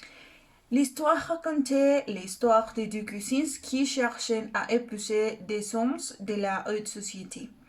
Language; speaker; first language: French; non-native, learner; Spanish